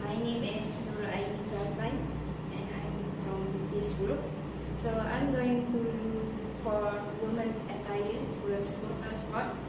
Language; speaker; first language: English; non-native, local second language; Malay